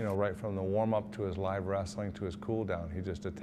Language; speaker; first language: English; native; English